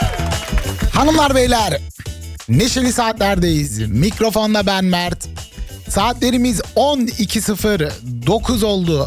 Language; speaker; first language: Turkish; native; Turkish